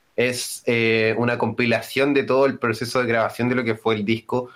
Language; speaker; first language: Spanish; native; Spanish